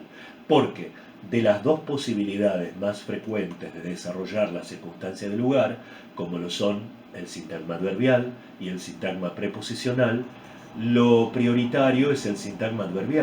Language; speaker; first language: Spanish; native; Spanish